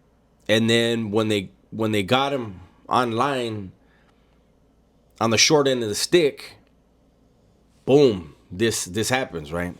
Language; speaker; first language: English; native; English